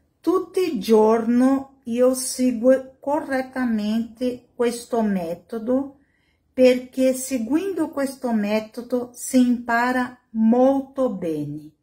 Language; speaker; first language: Italian; non-native, learner; Portuguese